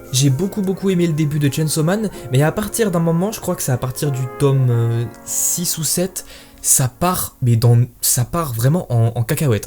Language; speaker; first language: French; native; French